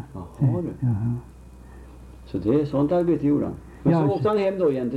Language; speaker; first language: Swedish; native; Swedish